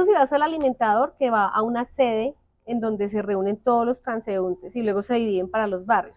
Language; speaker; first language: Spanish; native; Spanish